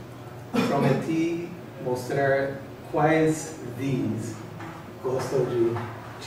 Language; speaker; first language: Portuguese; non-native, learner; English